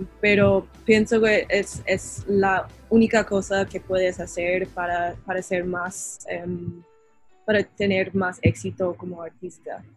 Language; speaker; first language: Spanish; non-native, learner; English